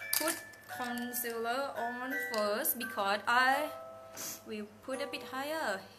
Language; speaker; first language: English; non-native, fluent; Thai